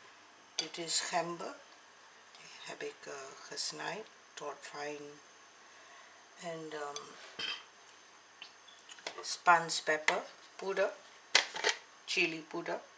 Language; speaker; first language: Dutch; non-native, learner; Malay